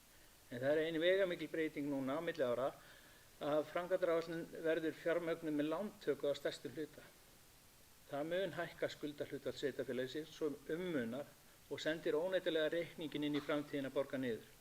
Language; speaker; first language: Icelandic; native; Icelandic